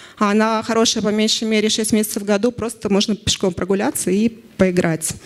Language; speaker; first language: Russian; native; Russian